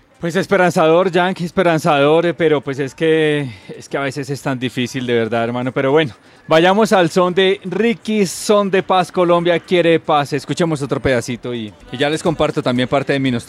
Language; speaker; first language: Spanish; native; Spanish